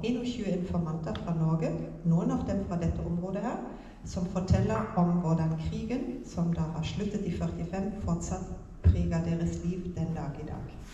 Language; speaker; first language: Norwegian; non-native, fluent; German